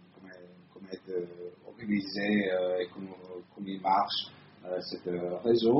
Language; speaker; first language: French; non-native, fluent; Italian